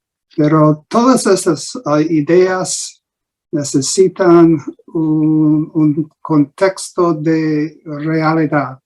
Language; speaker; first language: Spanish; non-native, learner; English